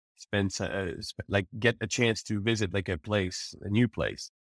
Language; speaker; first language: English; native; English